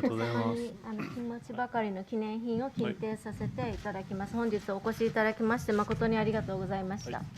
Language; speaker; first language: Japanese; native; Japanese